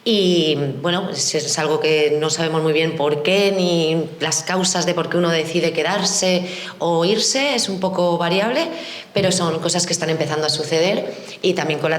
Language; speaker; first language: Spanish; native; Spanish